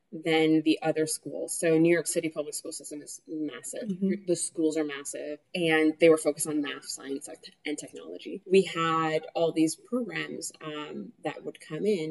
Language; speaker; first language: English; early bilingual, other home language; Spanish